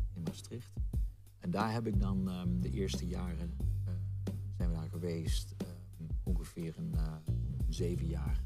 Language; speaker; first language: Dutch; native; Dutch